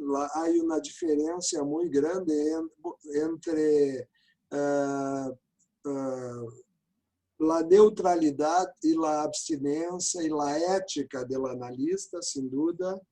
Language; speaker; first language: Spanish; non-native, learner; Portuguese